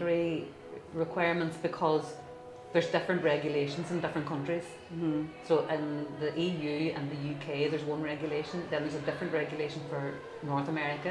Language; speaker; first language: English; native; English